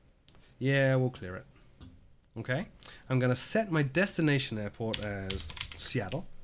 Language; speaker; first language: English; native; English